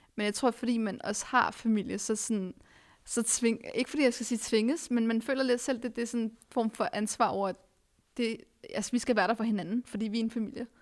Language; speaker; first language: Danish; early bilingual, other home language; Arabic